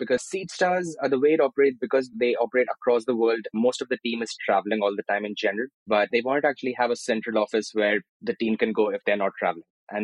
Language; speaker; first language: English; non-native, local second language; Telugu